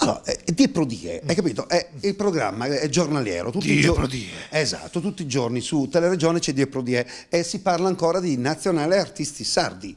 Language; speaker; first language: Italian; native; Italian